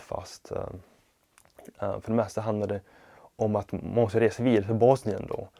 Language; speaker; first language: Swedish; non-native, fluent; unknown